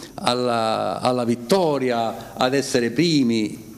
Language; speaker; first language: Italian; native; Italian